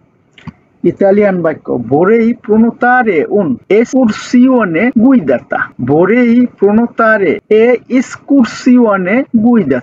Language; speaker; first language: Italian; non-native, fluent; Bangla